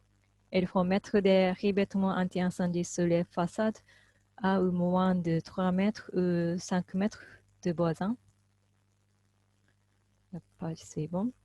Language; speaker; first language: French; non-native, fluent; Japanese